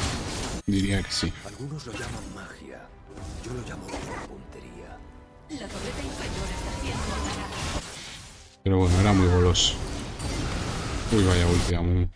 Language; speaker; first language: Spanish; native; Spanish